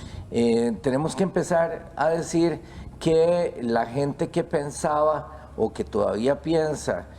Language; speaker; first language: Spanish; native; Spanish